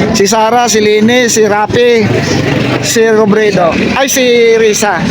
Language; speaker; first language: Filipino; native; Filipino